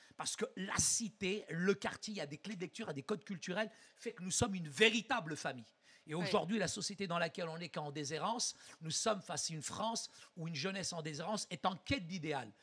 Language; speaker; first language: French; early bilingual, other home language; Arabic